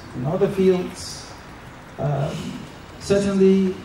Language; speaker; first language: English; non-native, local second language; Akan